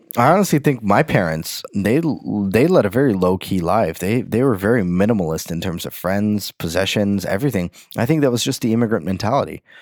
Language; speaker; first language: English; native; English